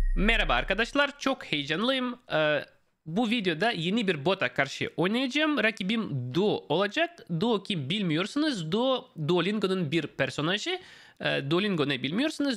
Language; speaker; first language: Turkish; non-native, fluent; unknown